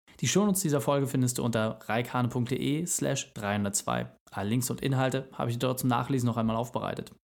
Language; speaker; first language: German; native; German